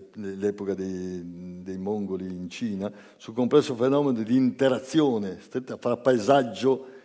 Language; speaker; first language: Italian; native; Italian